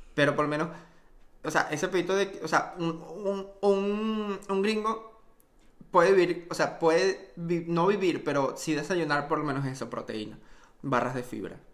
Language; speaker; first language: Spanish; native; Spanish